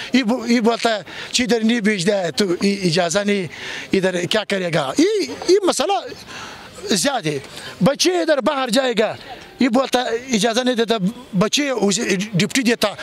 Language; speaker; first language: Hindi; non-native, learner; Pashto